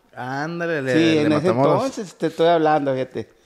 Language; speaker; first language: Spanish; native; Spanish